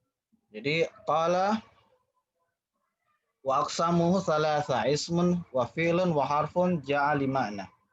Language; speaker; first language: Arabic; non-native, fluent; Indonesian